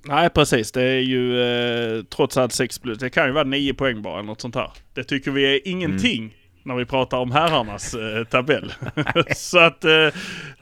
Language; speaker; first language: Swedish; native; Swedish